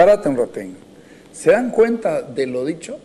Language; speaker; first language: Spanish; native; Spanish